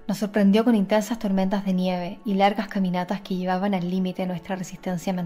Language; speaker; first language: Spanish; native; Spanish